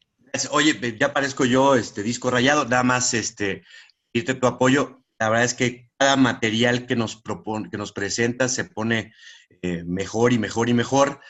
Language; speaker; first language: Spanish; native; Spanish